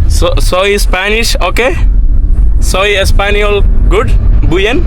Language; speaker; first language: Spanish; non-native, learner; Malayalam